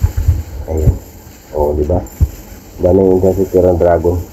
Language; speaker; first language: Filipino; native; Filipino